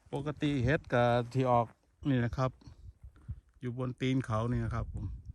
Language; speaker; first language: Thai; non-native, local second language; Northeastern Thai